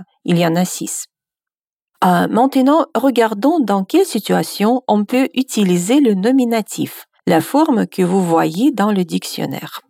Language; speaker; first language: French; non-native, fluent; Russian